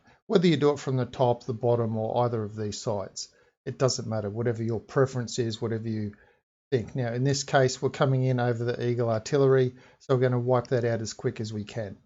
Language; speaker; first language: English; native; English